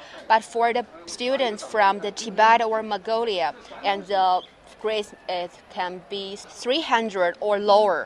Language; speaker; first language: English; non-native, learner; Chinese